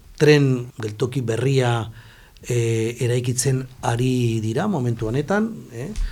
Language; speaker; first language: Basque; non-native, local second language; Spanish